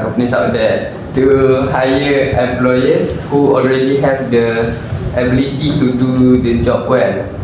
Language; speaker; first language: English; non-native, learner; Malay